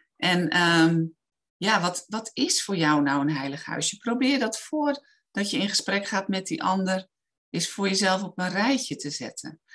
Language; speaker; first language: Dutch; native; Dutch